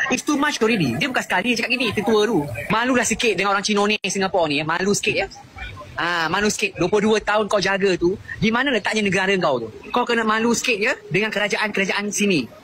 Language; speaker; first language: Malay; native; Malay